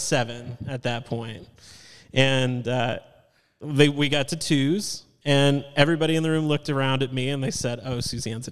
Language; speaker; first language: English; native; English